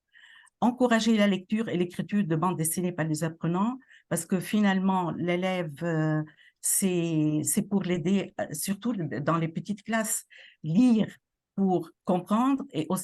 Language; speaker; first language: French; non-native, local second language; Arabic